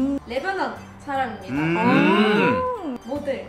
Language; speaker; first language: Korean; non-native, fluent; Arabic